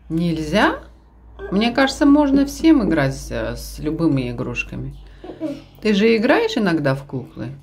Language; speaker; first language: Russian; native; Russian